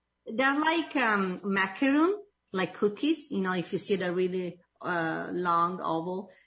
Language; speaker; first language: English; non-native, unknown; Italian